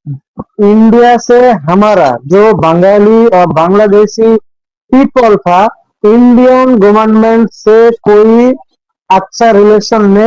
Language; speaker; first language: Hindi; non-native, fluent; Bangla